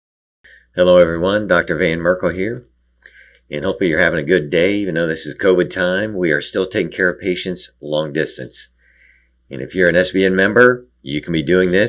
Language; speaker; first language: English; native; English